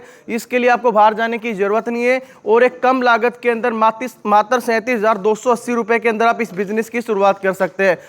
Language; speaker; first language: Hindi; native; Hindi